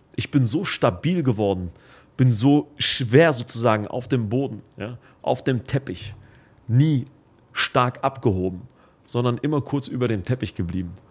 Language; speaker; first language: German; early bilingual, other home language; Arabic